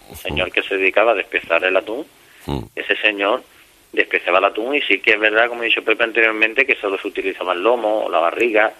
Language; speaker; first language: Spanish; native; Spanish